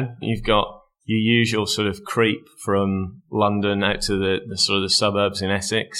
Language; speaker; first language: English; native; English